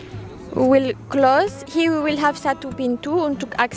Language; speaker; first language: Indonesian; non-native, learner; French